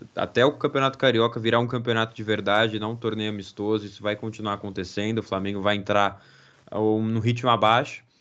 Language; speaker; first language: Portuguese; native; Portuguese